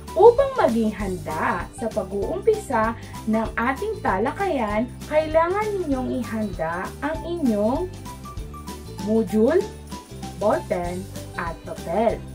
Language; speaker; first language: Filipino; non-native, local second language; Maranao